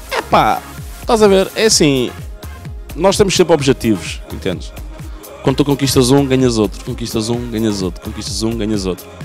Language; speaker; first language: Portuguese; native; Portuguese